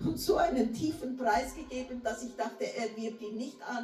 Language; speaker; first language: German; non-native, fluent; Portuguese